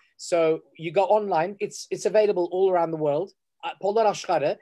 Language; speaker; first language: English; early bilingual, other home language; Armenian